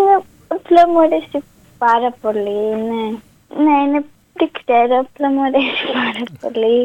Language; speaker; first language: Greek; early bilingual, other home language; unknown